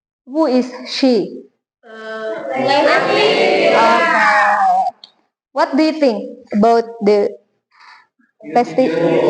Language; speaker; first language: English; non-native, learner; Indonesian